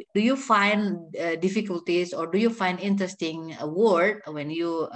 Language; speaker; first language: English; non-native, learner; Indonesian